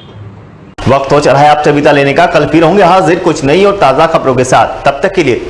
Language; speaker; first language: Hindi; native; Hindi